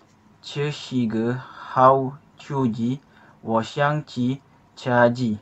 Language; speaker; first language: Chinese; non-native, learner; Malay